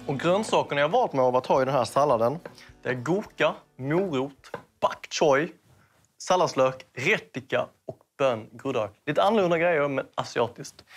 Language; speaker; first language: Swedish; early bilingual, other home language; Cantonese